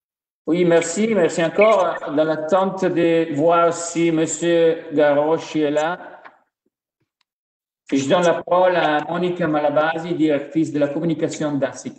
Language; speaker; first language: French; non-native, fluent; Italian